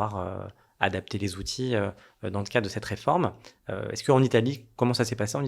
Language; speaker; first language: French; native; French